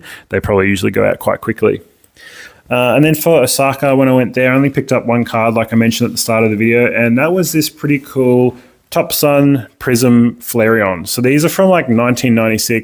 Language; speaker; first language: English; native; English